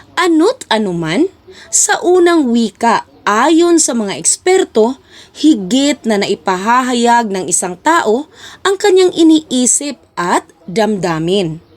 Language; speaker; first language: Filipino; non-native, local second language; Cebuano